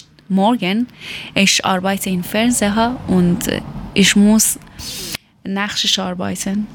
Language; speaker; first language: German; non-native, learner; Persian